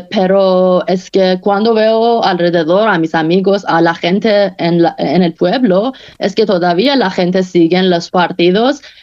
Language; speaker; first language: Spanish; non-native, fluent; Persian